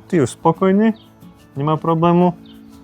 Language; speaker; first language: Polish; non-native, learner; Slovak